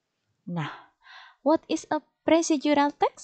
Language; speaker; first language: English; non-native, fluent; Indonesian